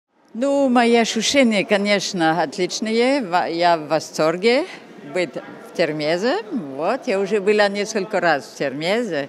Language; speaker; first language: Russian; non-native, fluent; French